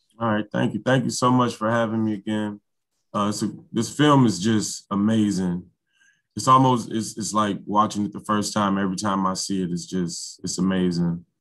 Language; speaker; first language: English; native; English